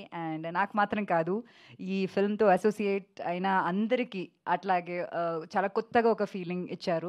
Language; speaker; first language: Telugu; non-native, local second language; Malayalam